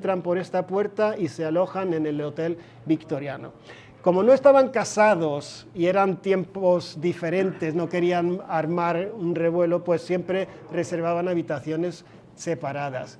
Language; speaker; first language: Spanish; non-native, fluent; Swedish